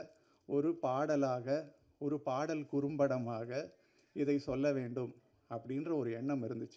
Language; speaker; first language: Tamil; native; Tamil